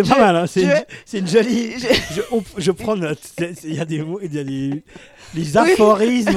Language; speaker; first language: French; native; French